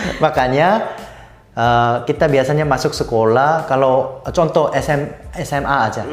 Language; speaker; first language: Indonesian; non-native, fluent; Korean